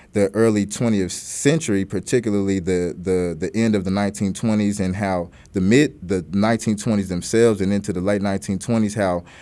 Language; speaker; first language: English; native; English